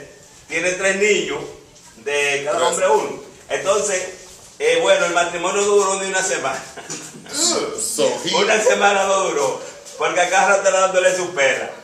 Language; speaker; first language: Spanish; native; Spanish